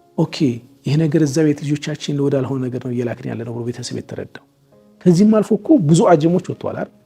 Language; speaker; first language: Amharic; native; Amharic